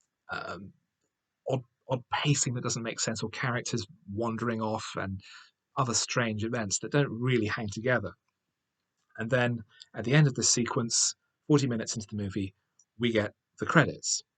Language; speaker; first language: English; native; English